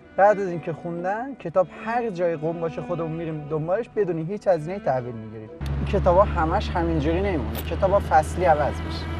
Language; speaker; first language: Persian; non-native, local second language; Azerbaijani